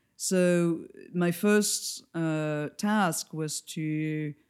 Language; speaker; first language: English; non-native, fluent; French